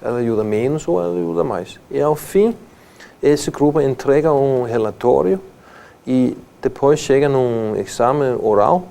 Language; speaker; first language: Portuguese; non-native, fluent; Danish